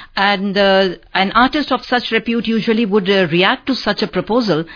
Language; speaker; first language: English; non-native, local second language; Hindi